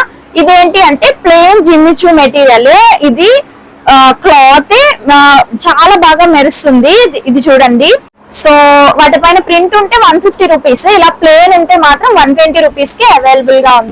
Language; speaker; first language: Telugu; native; Telugu